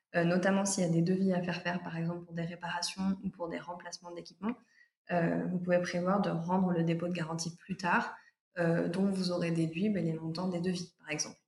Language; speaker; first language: French; native; French